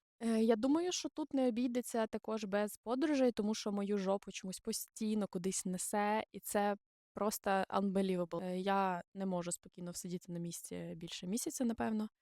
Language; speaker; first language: Ukrainian; non-native, local second language; Russian